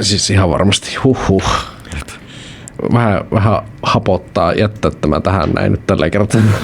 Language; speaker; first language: Finnish; native; Finnish